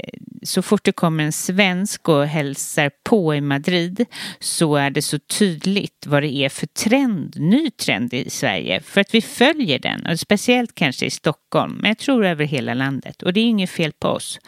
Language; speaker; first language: Swedish; native; Swedish